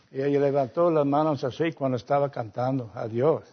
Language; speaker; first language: Spanish; non-native, fluent; English